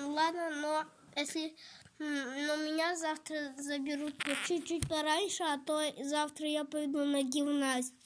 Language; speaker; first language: Russian; early bilingual, heritage; Russian